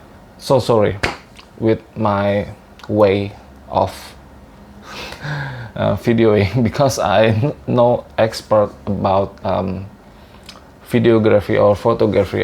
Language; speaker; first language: English; non-native, learner; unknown